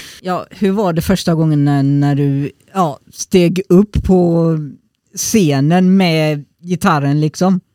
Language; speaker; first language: Swedish; native; Swedish